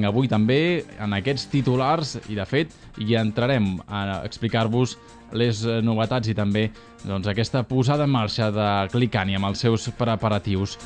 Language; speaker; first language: Catalan; native; Catalan